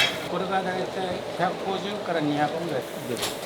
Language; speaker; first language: Japanese; native; Japanese